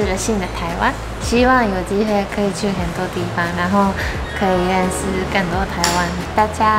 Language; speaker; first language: Chinese; non-native, fluent; Japanese